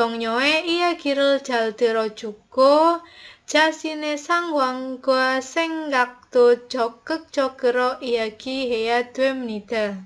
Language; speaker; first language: Korean; non-native, learner; Indonesian